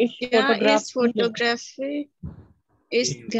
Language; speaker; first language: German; non-native, learner; Urdu